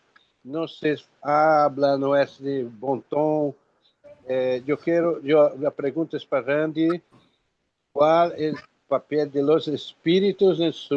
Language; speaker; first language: Spanish; non-native, learner; Portuguese